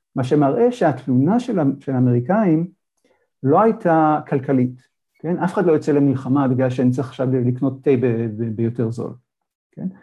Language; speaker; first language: Hebrew; native; Hebrew